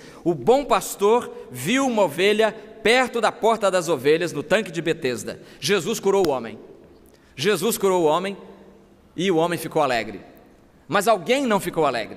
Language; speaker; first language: Portuguese; native; Portuguese